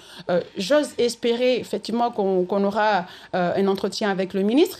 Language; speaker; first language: French; non-native, local second language; Comorian